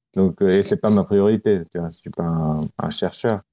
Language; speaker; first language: French; non-native, fluent; Romanian